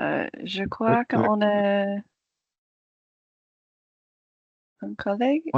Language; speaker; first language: French; non-native, fluent; English